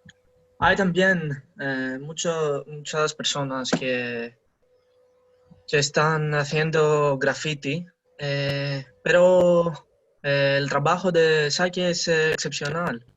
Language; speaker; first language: Spanish; non-native, learner; Greek